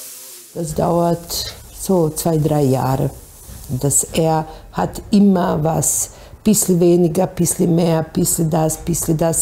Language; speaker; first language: German; non-native, learner; Bosnian